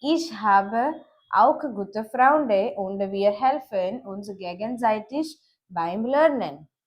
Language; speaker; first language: German; non-native, learner; Gujarati